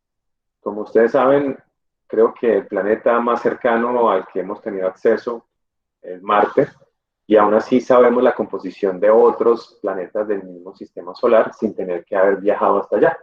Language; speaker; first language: Spanish; native; Spanish